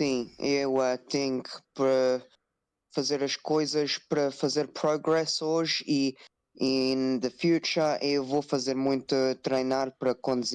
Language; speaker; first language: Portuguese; non-native, learner; English